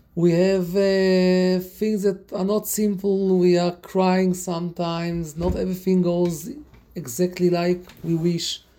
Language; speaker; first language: English; non-native, fluent; Hebrew